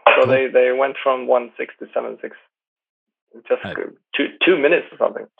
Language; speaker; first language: English; non-native, fluent; Swedish